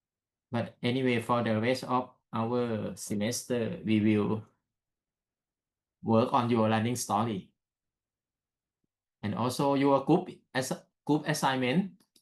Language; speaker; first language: English; non-native, learner; Thai